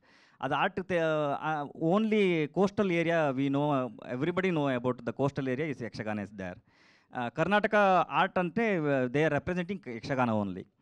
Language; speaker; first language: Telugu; non-native, learner; Kannada